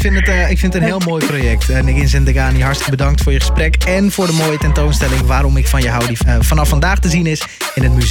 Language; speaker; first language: Dutch; native; Dutch